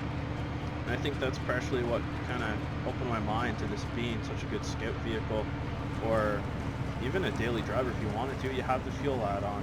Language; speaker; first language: English; native; English